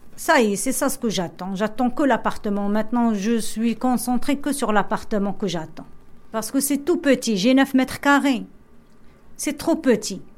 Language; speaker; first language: French; non-native, local second language; Arabic